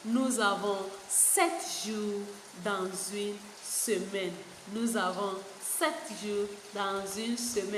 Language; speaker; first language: French; non-native, fluent; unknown